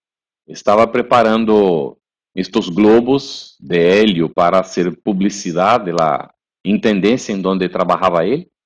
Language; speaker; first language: Spanish; non-native, fluent; Portuguese